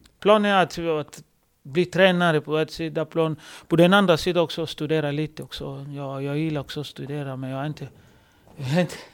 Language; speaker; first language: Swedish; non-native, fluent; Lingala